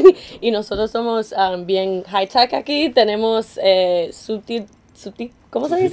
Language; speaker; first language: Spanish; early bilingual, heritage; Spanish